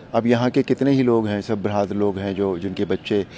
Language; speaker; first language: Hindi; native; Hindi